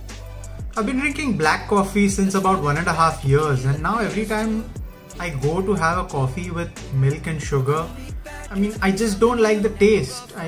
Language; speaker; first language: English; non-native, local second language; Hindi